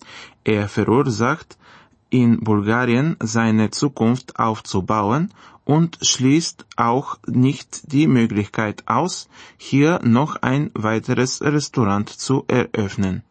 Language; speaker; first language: German; non-native, fluent; Bulgarian